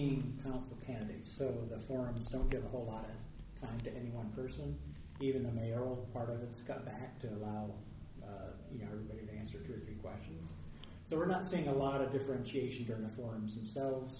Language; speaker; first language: English; native; English